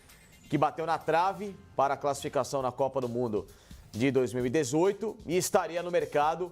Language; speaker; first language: Portuguese; native; Portuguese